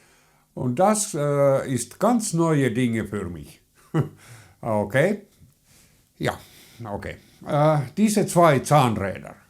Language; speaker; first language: German; non-native, learner; Finnish